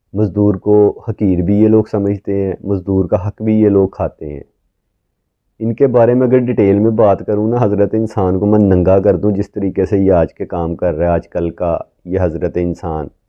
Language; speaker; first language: Urdu; native; Urdu